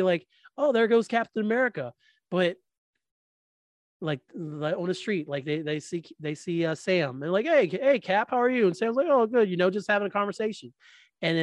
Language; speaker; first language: English; native; English